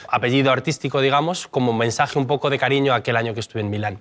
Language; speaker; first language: Spanish; native; Spanish